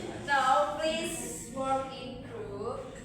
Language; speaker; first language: English; non-native, learner; Indonesian